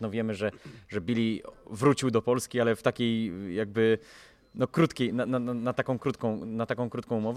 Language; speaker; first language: Polish; native; Polish